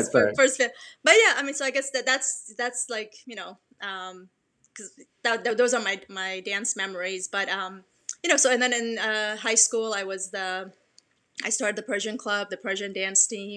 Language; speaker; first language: English; early bilingual, other home language; Persian